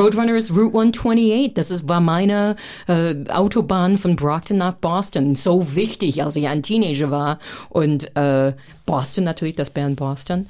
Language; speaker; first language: German; non-native, fluent; English